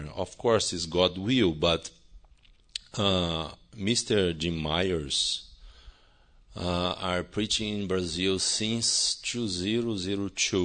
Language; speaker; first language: English; non-native, learner; Portuguese